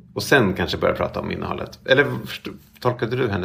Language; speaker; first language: Swedish; native; Swedish